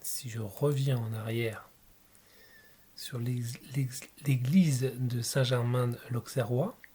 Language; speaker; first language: French; native; French